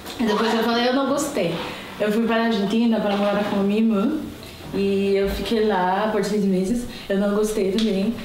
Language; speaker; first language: Portuguese; non-native, fluent; Haitian Creole